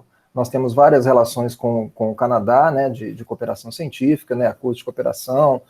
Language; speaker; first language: Portuguese; native; Portuguese